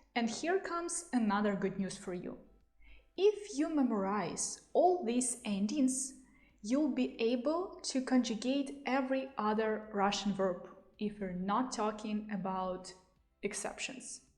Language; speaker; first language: English; non-native, fluent; Russian